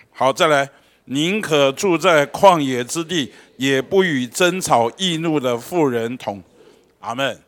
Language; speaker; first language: Chinese; native; Chinese